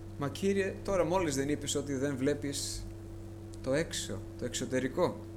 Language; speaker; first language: Greek; early bilingual, heritage; Greek